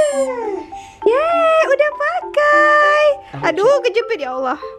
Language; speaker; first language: Indonesian; native; Indonesian